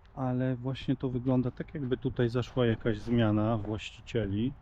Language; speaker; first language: Polish; native; Polish